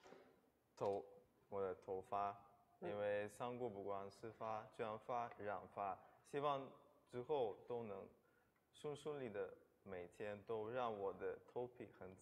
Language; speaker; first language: Chinese; non-native, fluent; Russian